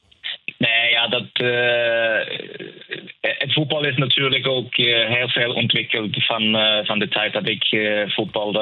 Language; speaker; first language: Dutch; non-native, fluent; Norwegian